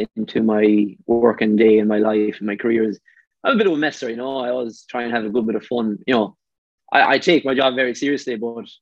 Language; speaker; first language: English; native; English